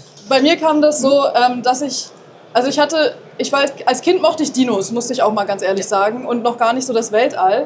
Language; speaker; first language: German; native; German